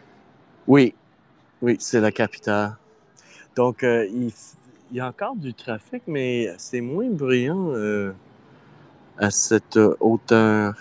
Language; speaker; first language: French; non-native, fluent; English